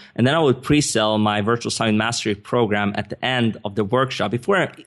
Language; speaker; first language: English; non-native, fluent; Swedish